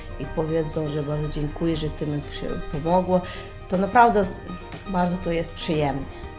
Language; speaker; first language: Polish; non-native, learner; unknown